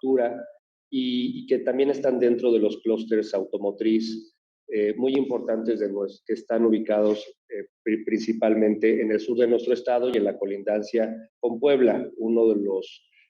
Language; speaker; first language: Spanish; native; Spanish